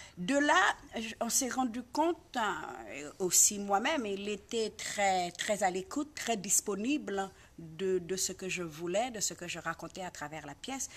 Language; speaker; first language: French; non-native, local second language; Haitian Creole